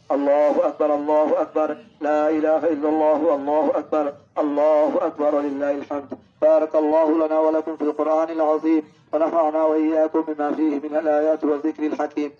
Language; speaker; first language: Arabic; non-native, fluent; Bangla